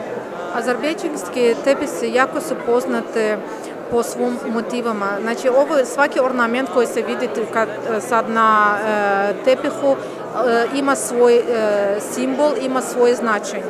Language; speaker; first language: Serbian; non-native, fluent; Azerbaijani